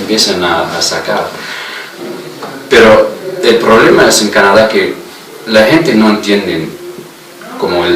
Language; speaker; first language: Spanish; non-native, fluent; English